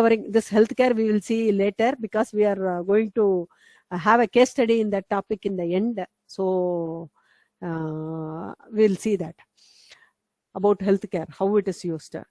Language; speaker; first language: English; non-native, local second language; Tamil